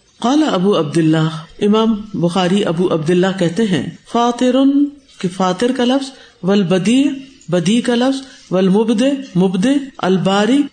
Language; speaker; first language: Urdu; non-native, local second language; Punjabi